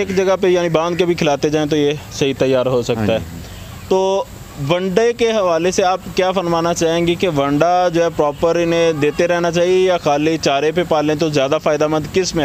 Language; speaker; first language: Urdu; non-native, local second language; Punjabi